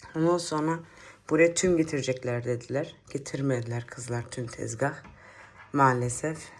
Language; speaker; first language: Turkish; early bilingual, heritage; Turkish